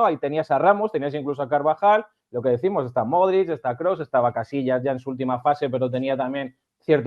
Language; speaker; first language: Spanish; native; Spanish